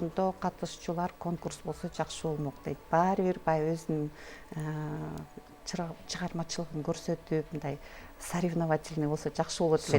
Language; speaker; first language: Kyrgyz; native; Kyrgyz